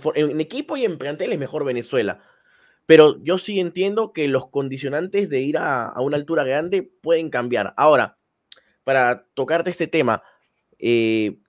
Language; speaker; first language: Spanish; native; Spanish